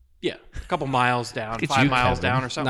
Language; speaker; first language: English; native; English